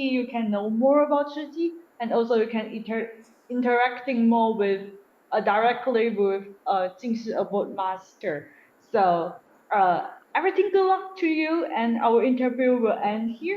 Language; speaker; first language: English; non-native, learner; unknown